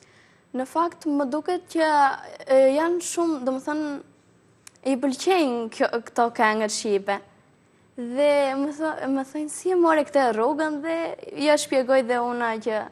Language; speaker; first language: Albanian; early bilingual, heritage; Albanian